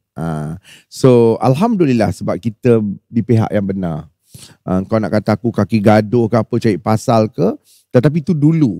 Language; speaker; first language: Malay; native; Malay